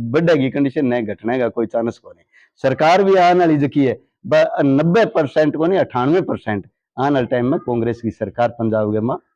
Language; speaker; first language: Hindi; native; Hindi